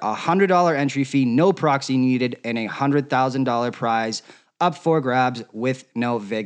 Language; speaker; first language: English; native; English